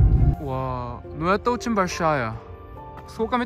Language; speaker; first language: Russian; non-native, learner; Korean